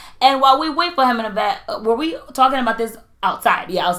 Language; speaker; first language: English; non-native, fluent; Spanish